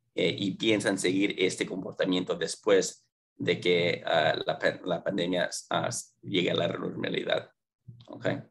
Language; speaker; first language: Spanish; early bilingual, heritage; Spanish